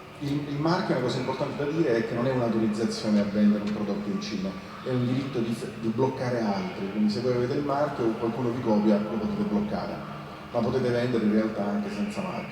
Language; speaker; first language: Italian; native; Italian